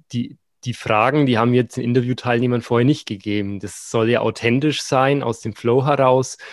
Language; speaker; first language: German; native; German